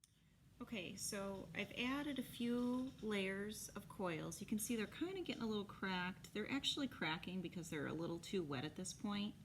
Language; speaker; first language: English; native; English